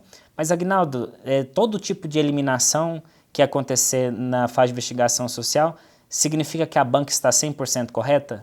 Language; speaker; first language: Portuguese; native; Portuguese